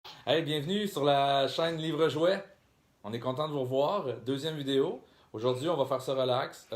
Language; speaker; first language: French; native; French